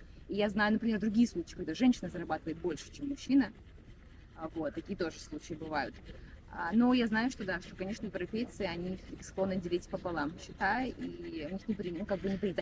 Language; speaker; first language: Russian; native; Russian